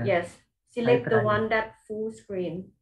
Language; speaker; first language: English; non-native, fluent; Thai